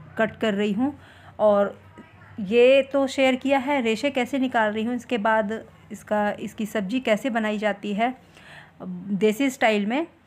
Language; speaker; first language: Hindi; native; Hindi